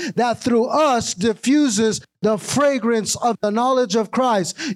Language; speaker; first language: English; native; English